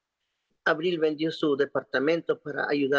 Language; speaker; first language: Spanish; non-native, local second language; Quechua